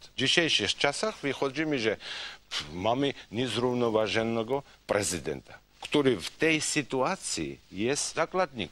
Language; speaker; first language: Polish; non-native, fluent; Georgian